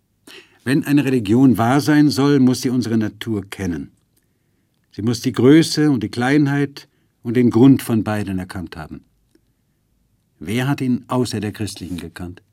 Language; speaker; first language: German; native; German